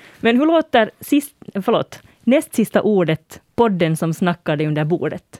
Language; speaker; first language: Swedish; native; Swedish